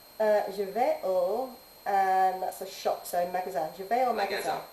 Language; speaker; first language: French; non-native, learner; English